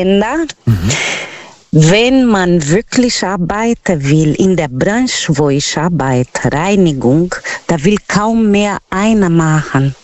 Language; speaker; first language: German; non-native, learner; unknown